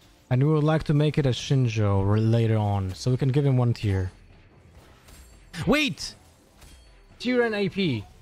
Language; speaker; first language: English; non-native, fluent; Polish